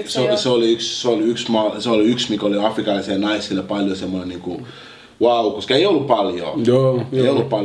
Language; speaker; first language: Finnish; early bilingual, other home language; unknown